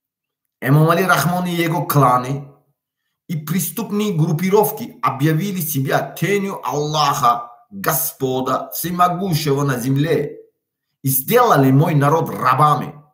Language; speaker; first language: Russian; non-native, local second language; Tajik